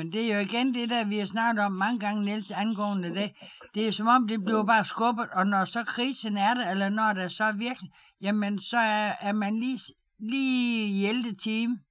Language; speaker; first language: Danish; native; Danish